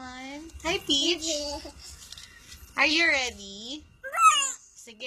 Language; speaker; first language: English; non-native, local second language; Filipino